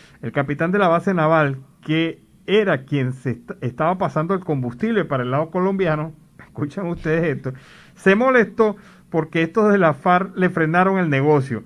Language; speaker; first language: Spanish; native; Spanish